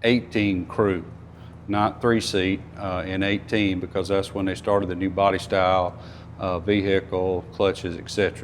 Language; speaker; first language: English; native; English